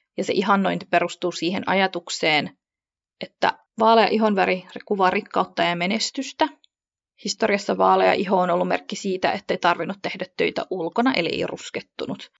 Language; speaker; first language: Finnish; early bilingual, other home language; Kurdish